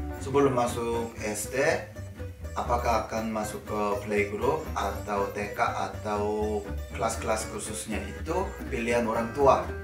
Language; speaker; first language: Indonesian; non-native, fluent; Korean